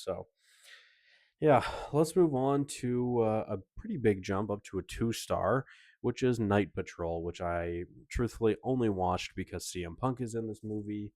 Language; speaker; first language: English; native; English